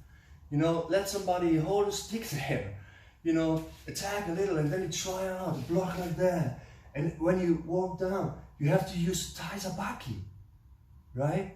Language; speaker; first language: English; non-native, fluent; German